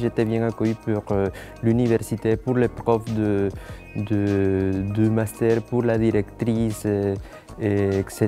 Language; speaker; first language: French; non-native, fluent; Spanish